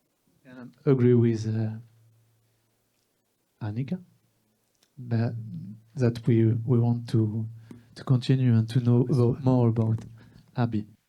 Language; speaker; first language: English; non-native, learner; French